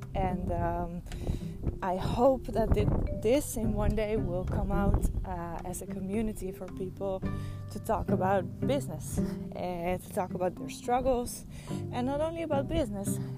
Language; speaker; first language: English; non-native, fluent; Dutch